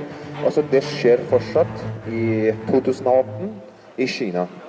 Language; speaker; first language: Norwegian; non-native, fluent; Uyghur